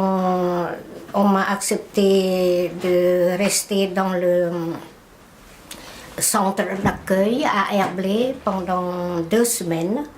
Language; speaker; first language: French; non-native, fluent; Khmer